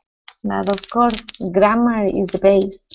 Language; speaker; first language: English; non-native, learner; Spanish